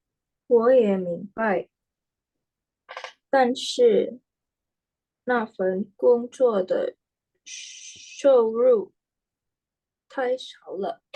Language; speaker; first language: Chinese; non-native, learner; Indonesian